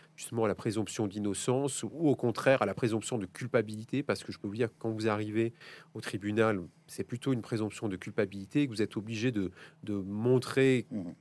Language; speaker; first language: French; native; French